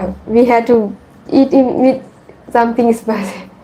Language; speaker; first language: English; non-native, learner; Sinhala